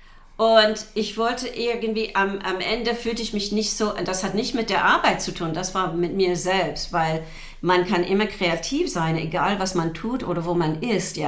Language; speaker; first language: German; non-native, fluent; English